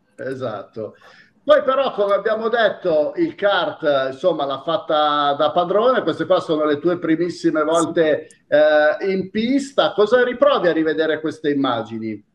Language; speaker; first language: Italian; native; Italian